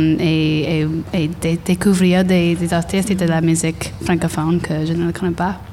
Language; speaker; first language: French; non-native, learner; English